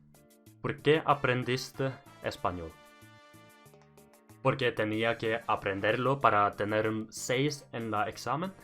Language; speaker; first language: Spanish; non-native, learner; Norwegian